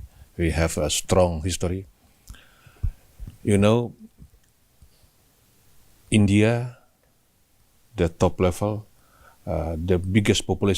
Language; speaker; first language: English; non-native, learner; Indonesian